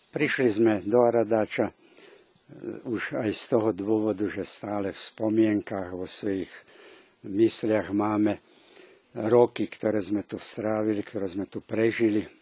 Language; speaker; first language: Slovak; native; Slovak